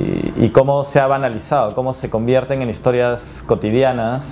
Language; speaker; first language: Spanish; native; Spanish